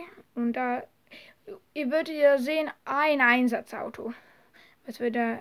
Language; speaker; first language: German; non-native, learner; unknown